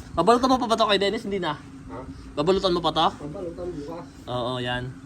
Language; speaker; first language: Filipino; native; Filipino